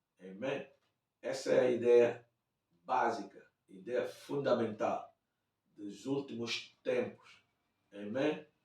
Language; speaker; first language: Portuguese; native; Portuguese